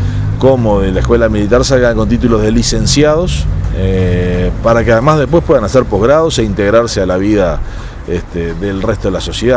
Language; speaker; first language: Spanish; native; Spanish